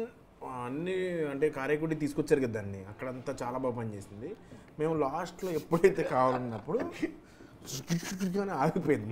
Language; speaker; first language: Telugu; native; Telugu